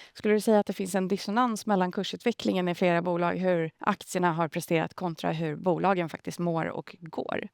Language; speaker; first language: Swedish; native; Swedish